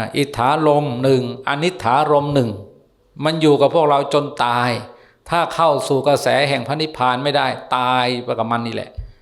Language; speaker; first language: Thai; native; Thai